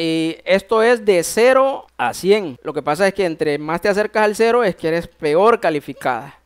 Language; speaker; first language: Spanish; native; Spanish